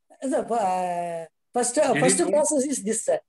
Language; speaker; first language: English; non-native, learner; Tamil